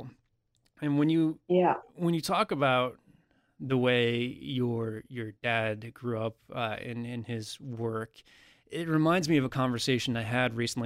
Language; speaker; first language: English; native; English